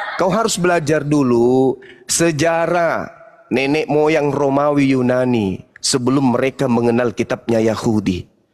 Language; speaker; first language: Indonesian; native; Indonesian